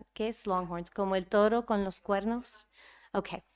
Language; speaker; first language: Spanish; early bilingual, heritage; Spanish